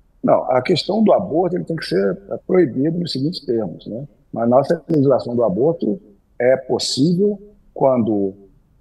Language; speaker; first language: Portuguese; native; Portuguese